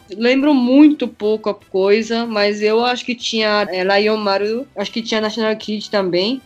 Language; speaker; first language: Portuguese; early bilingual, other home language; Japanese